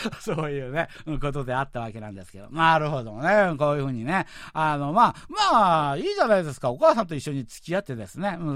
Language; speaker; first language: Japanese; non-native, fluent; Korean